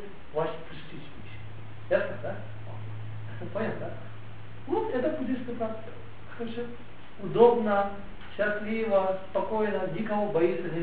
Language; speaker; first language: Russian; non-native, learner; Tibetan